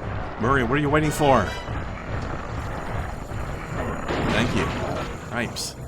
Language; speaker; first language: English; native; English